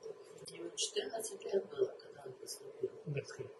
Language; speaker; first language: Russian; early bilingual, heritage; Russian